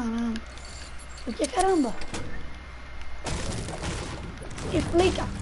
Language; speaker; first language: Portuguese; non-native, fluent; Italian